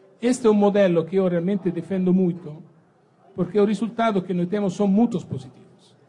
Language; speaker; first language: Portuguese; non-native, fluent; Italian